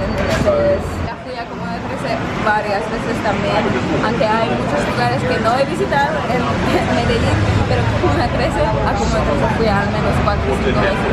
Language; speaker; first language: Spanish; non-native, fluent; Hungarian